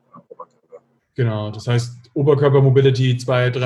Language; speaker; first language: German; native; German